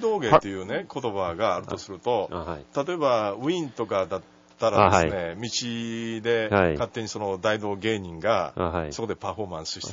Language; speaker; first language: Japanese; native; Japanese